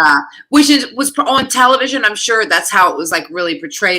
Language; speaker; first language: English; native; English